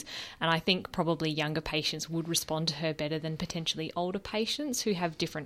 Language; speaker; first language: English; native; English